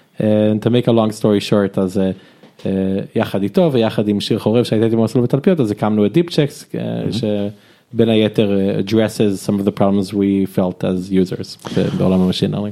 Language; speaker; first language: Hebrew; early bilingual, other home language; English